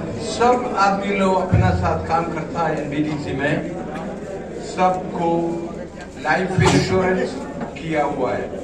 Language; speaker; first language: Hindi; non-native, local second language; Malayalam